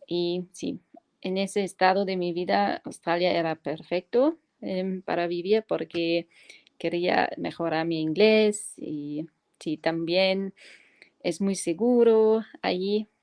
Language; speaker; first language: Spanish; non-native, fluent; German